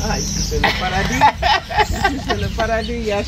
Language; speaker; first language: French; non-native, learner; English